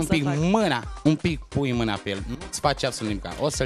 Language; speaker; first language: Romanian; native; Romanian